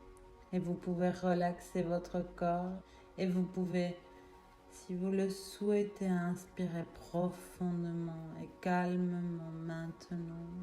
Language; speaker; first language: French; native; French